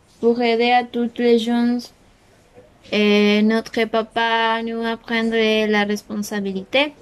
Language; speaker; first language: French; non-native, learner; Spanish